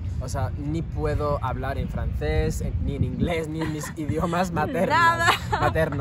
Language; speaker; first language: Spanish; non-native, fluent; French